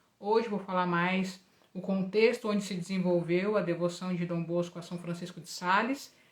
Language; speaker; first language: Portuguese; native; Portuguese